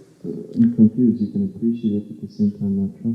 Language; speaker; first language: English; native; English